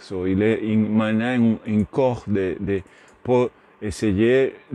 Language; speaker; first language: French; non-native, learner; Spanish